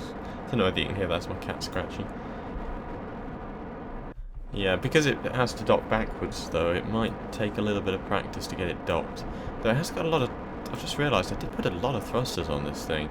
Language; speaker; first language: English; native; English